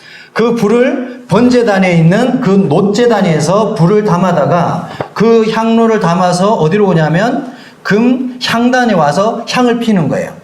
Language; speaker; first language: Korean; native; Korean